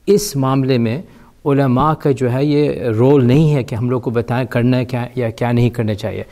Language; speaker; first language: Urdu; early bilingual, heritage; Urdu